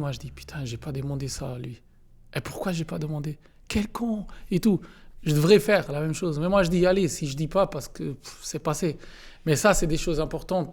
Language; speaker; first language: French; non-native, learner; Portuguese